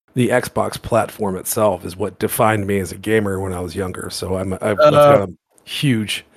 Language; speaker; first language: English; native; English